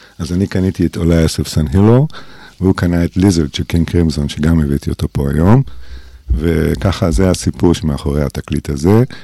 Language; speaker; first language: Hebrew; early bilingual, other home language; English